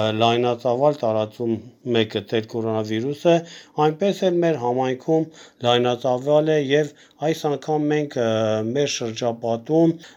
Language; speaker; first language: Armenian; early bilingual, heritage; Armenian